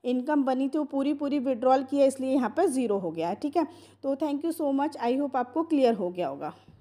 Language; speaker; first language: Hindi; non-native, local second language; Marathi